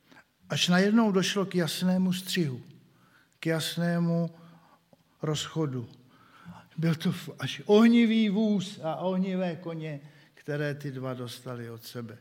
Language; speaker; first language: Czech; native; Czech